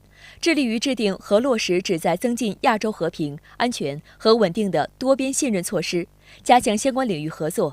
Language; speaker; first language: Chinese; native; Chinese